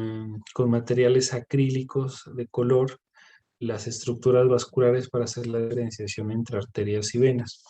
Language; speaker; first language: Spanish; native; Spanish